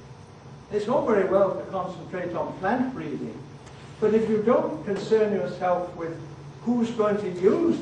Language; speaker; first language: English; native; English